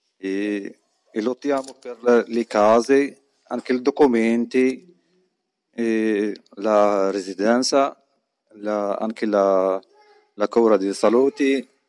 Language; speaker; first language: Italian; non-native, learner; Arabic